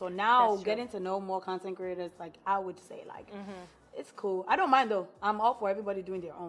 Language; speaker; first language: English; non-native, local second language; Yoruba